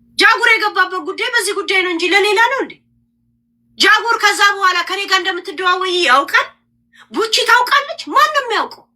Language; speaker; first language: Amharic; native; Amharic